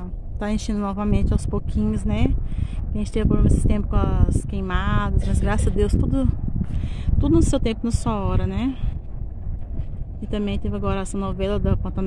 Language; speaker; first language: Portuguese; native; Portuguese